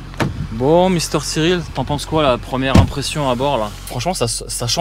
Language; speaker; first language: French; native; French